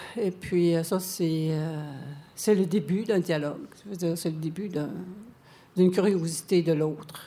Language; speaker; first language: French; non-native, local second language; Cree